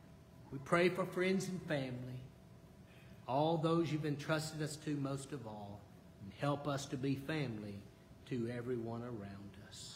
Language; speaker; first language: English; native; English